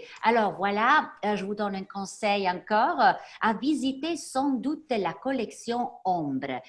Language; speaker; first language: French; non-native, fluent; Italian